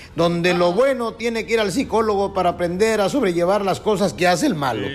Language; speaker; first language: Spanish; native; Spanish